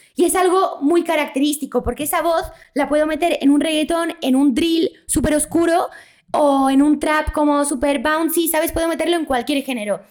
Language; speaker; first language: Spanish; early bilingual, other home language; Polish